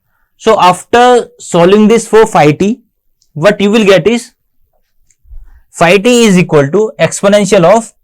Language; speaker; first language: English; non-native, local second language; Hindi